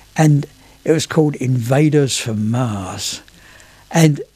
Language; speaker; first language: English; native; English